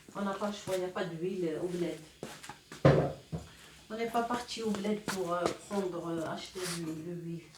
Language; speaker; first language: French; non-native, local second language; Arabic